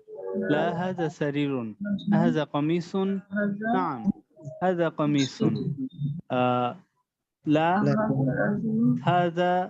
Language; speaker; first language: Arabic; non-native, learner; Bangla